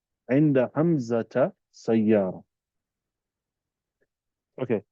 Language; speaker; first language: Arabic; non-native, fluent; English